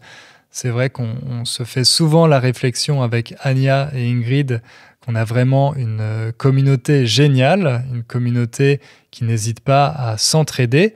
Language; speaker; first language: French; native; French